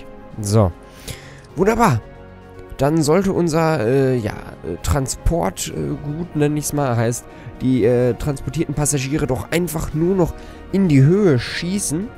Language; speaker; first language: German; native; German